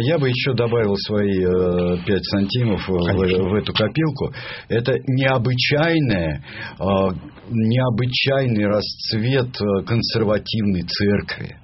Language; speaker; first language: Russian; native; Russian